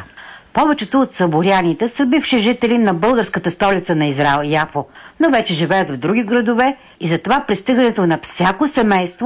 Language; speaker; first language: Bulgarian; native; Bulgarian